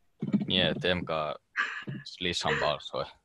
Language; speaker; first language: Russian; non-native, learner; Finnish